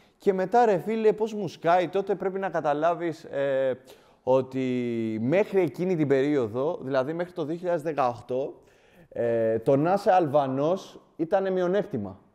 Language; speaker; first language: Greek; early bilingual, other home language; Albanian